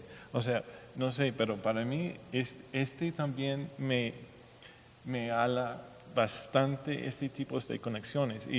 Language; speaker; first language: Spanish; non-native, fluent; English